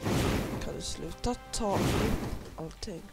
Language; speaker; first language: Swedish; native; Swedish